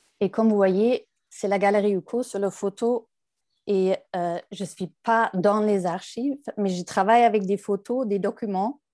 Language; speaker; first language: French; non-native, fluent; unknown